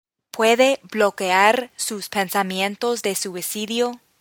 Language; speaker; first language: Spanish; non-native, fluent; English